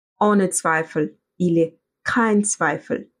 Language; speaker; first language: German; non-native, fluent; Russian